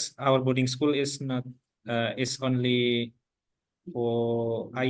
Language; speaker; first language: English; non-native, fluent; Indonesian